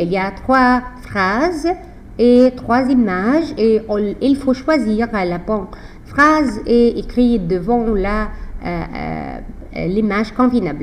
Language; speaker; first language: French; non-native, fluent; Arabic